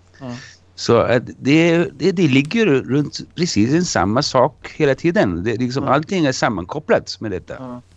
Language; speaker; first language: Swedish; non-native, fluent; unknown